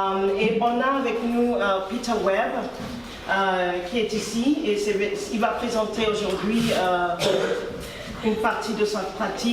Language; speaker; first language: French; non-native, fluent; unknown